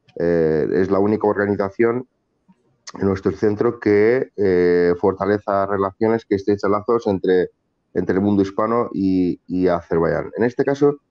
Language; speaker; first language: Spanish; non-native, fluent; Azerbaijani